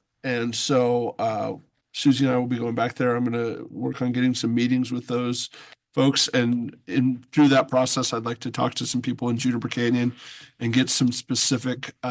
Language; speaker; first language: English; native; English